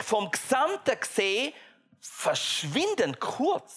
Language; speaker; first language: German; native; German